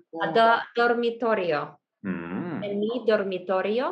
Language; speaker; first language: Spanish; non-native, learner; Russian